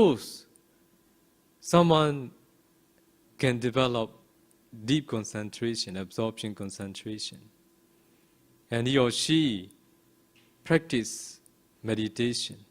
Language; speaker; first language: English; non-native, fluent; Burmese